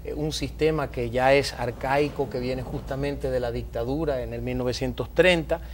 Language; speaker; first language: Spanish; early bilingual, heritage; Spanish